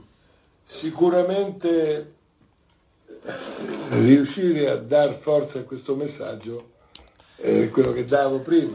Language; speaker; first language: Italian; native; Italian